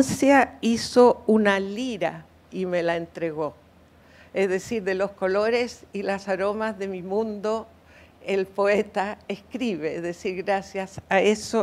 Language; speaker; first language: Spanish; native; Spanish